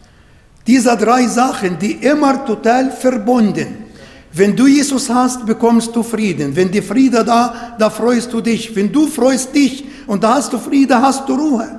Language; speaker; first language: German; non-native, fluent; Arabic